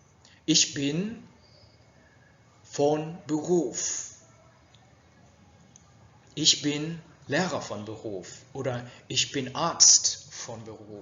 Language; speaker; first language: German; non-native, fluent; Vietnamese